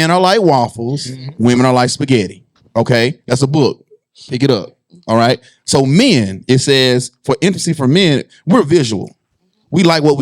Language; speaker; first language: English; native; English